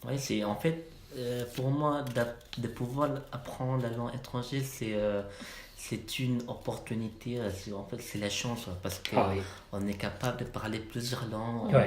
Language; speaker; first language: French; non-native, learner; Malay